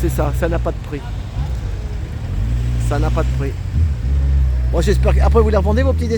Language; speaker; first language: French; native; French